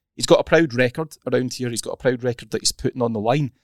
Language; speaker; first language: English; native; English